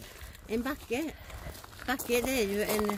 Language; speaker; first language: Swedish; native; Swedish